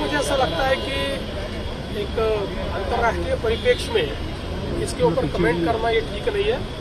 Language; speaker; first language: Hindi; non-native, local second language; Marathi